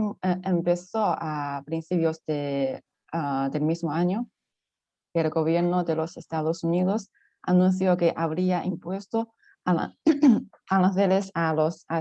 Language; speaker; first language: Spanish; non-native, fluent; Chinese